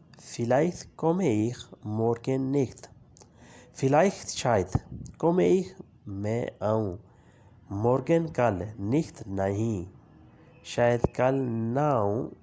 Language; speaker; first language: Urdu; non-native, local second language; Punjabi